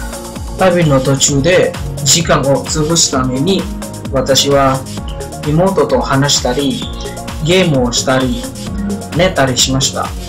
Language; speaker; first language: Japanese; non-native, learner; Indonesian